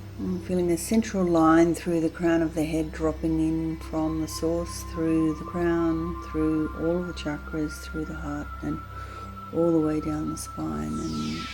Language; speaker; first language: English; native; English